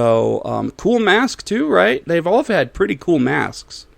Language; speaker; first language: English; native; English